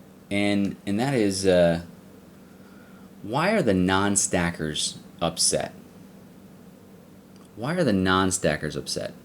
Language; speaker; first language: English; native; English